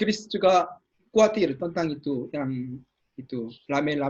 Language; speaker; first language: Indonesian; non-native, learner; Korean